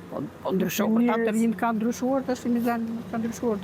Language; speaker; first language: Albanian; native; Albanian